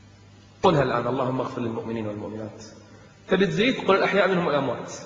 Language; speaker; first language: Arabic; native; Arabic